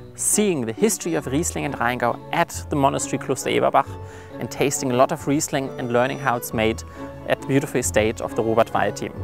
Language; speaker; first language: English; non-native, fluent; German